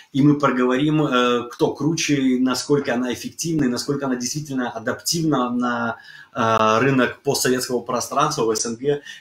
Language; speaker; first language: Russian; early bilingual, heritage; Russian